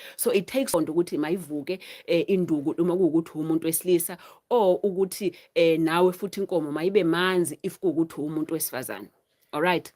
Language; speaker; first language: Zulu; native; Zulu